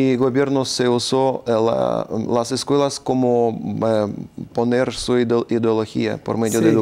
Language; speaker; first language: Spanish; non-native, fluent; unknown